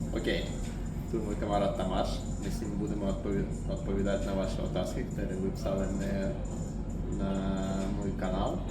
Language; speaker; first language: Slovak; non-native, learner; Russian